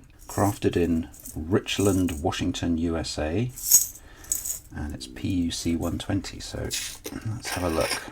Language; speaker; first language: English; native; English